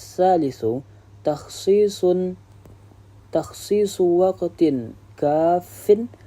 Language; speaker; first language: Arabic; non-native, learner; Indonesian